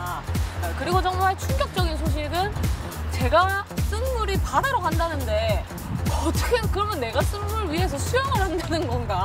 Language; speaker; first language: Korean; native; Korean